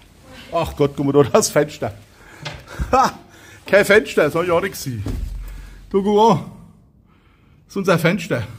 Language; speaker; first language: German; native; German